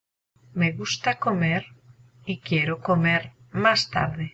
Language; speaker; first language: Spanish; non-native, learner; English